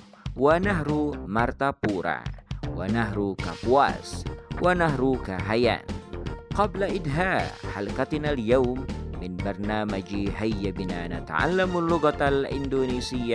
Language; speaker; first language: Arabic; non-native, fluent; Indonesian